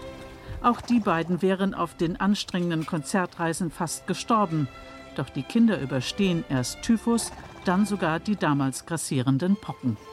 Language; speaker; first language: German; native; German